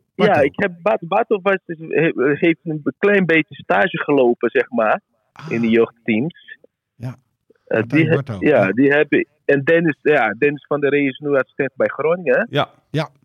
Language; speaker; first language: Dutch; non-native, learner; Portuguese